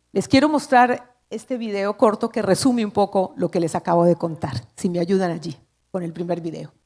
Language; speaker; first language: Spanish; native; Spanish